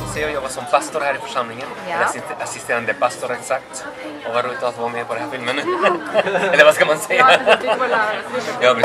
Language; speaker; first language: Swedish; non-native, fluent; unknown